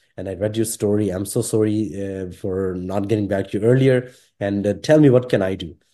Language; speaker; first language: English; non-native, local second language; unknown